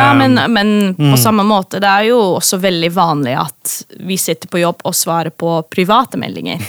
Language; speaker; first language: Norwegian; non-native, fluent; Dutch